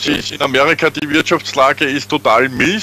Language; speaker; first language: German; native; German